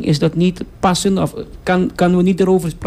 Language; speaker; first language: Dutch; non-native, local second language; Papiamento